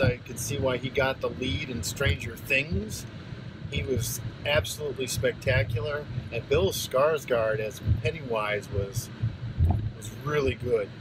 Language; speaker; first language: English; native; English